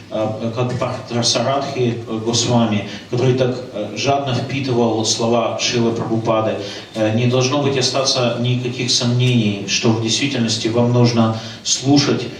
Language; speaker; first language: Russian; native; Russian